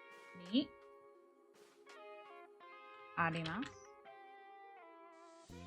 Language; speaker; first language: Japanese; non-native, learner; English